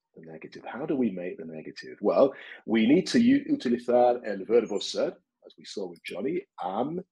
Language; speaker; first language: English; native; English